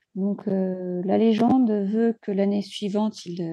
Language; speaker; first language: French; native; French